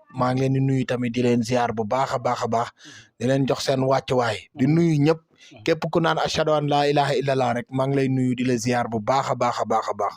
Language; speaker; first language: Wolof; native; Wolof